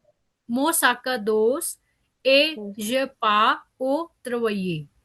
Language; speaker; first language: French; non-native, learner; Punjabi